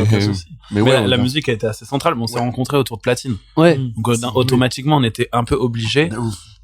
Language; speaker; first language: French; native; French